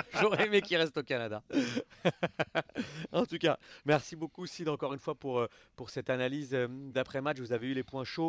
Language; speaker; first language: French; native; French